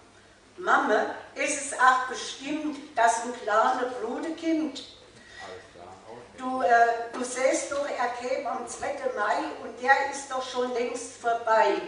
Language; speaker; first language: German; native; German